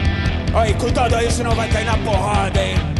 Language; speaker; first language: Portuguese; native; Portuguese